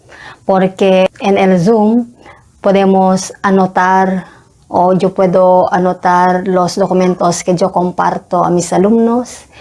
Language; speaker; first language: Spanish; non-native, fluent; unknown